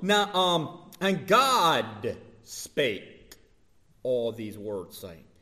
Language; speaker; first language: English; native; English